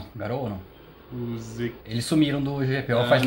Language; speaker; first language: Portuguese; native; Portuguese